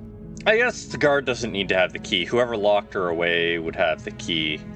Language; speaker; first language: English; native; English